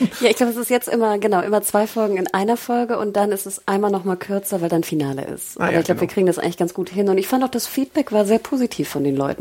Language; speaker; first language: German; native; German